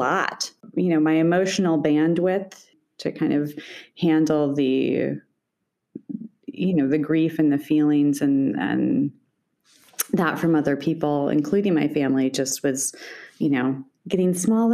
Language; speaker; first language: English; native; English